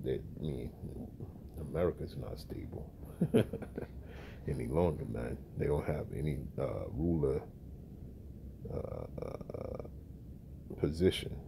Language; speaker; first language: English; native; English